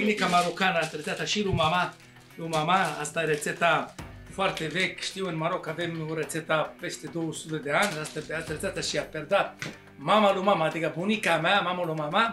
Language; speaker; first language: Romanian; non-native, learner; Arabic